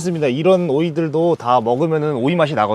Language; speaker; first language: Korean; native; Korean